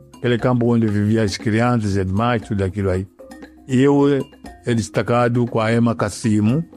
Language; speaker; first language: Portuguese; non-native, local second language; Yao